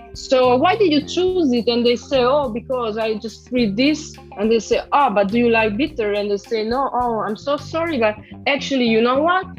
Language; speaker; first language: English; non-native, fluent; Romanian